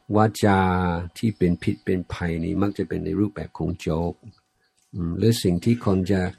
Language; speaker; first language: Thai; non-native, fluent; English